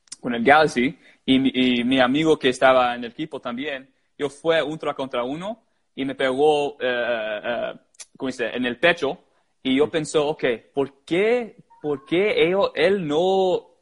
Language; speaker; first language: Spanish; early bilingual, heritage; English